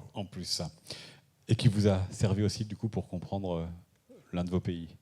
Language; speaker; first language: French; native; French